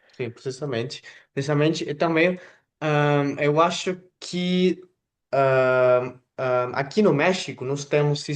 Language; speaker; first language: Portuguese; non-native, fluent; Spanish